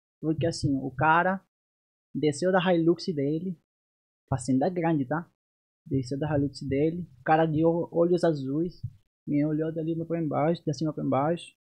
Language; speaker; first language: Portuguese; non-native, fluent; Spanish